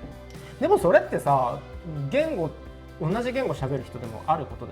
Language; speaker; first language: Japanese; native; Japanese